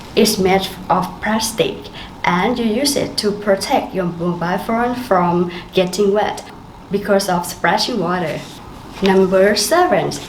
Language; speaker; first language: English; non-native, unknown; Thai